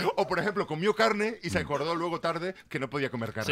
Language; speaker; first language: Spanish; native; Spanish